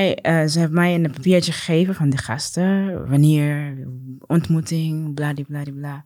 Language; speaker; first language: Dutch; non-native, learner; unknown